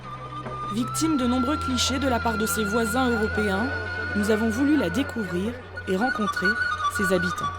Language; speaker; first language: French; native; French